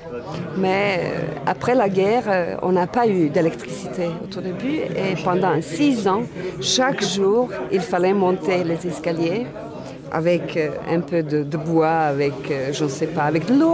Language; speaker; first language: French; non-native, fluent; Bosnian